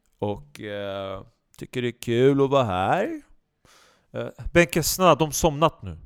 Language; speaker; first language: Swedish; native; Swedish